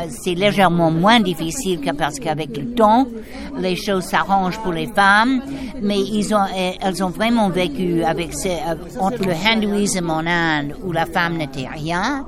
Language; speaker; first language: French; non-native, fluent; English